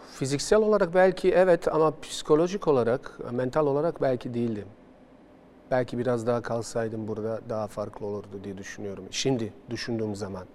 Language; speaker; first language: Turkish; non-native, fluent; Bosnian